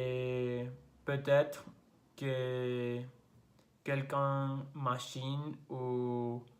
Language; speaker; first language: French; non-native, learner; Spanish